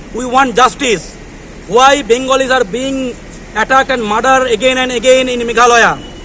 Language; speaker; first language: English; non-native, local second language; Bangla